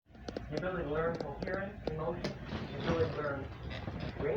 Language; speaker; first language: English; native; English